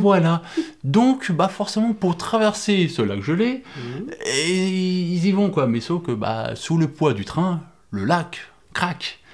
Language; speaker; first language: French; native; French